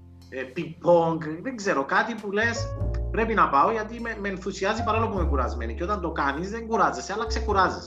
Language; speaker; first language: Greek; native; Greek